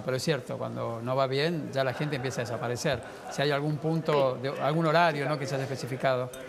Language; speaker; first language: Spanish; native; Spanish